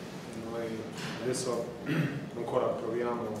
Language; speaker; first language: Italian; non-native, learner; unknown